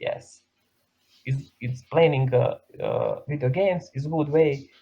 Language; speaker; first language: English; non-native, learner; Serbian